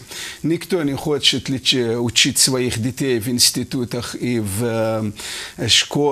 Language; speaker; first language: Russian; non-native, fluent; Arabic